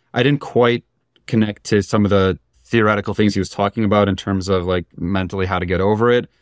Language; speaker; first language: English; native; English